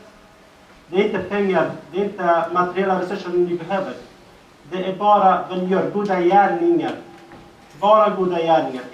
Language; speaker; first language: Swedish; non-native, fluent; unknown